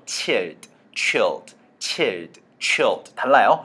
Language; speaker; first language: English; non-native, fluent; Korean